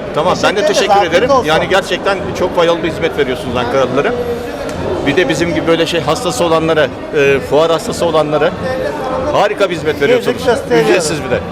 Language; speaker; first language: Turkish; native; Turkish